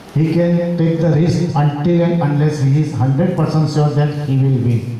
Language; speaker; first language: English; non-native, local second language; Gujarati